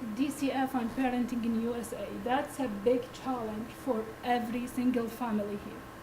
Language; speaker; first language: English; non-native, learner; Arabic